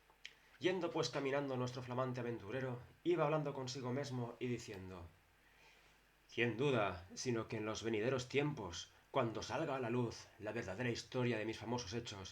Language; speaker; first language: Spanish; native; Spanish